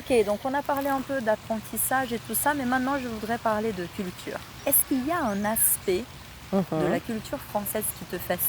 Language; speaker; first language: French; non-native, fluent; Portuguese